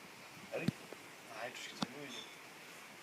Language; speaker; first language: Danish; native; Danish